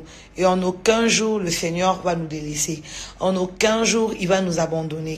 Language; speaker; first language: French; non-native, local second language; Lingala